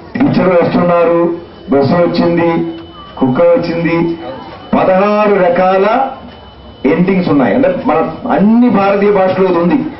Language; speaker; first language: Telugu; non-native, fluent; Malayalam